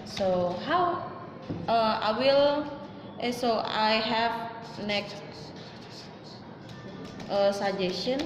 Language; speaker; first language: English; non-native, learner; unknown